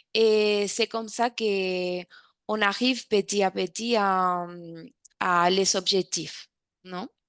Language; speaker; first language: French; non-native, fluent; Spanish